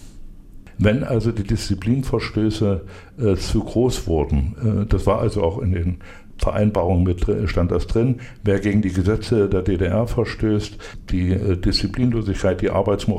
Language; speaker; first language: German; native; German